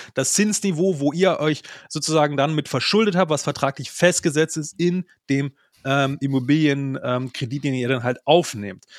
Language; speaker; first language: German; native; German